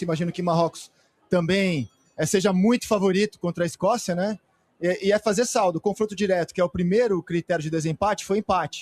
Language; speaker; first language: Portuguese; native; Portuguese